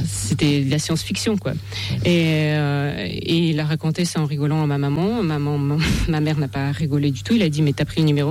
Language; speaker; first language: French; non-native, fluent; Russian